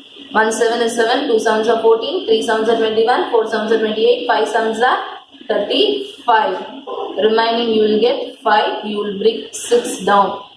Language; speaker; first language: English; non-native, local second language; Tamil